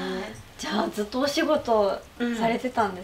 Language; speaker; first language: Japanese; native; Japanese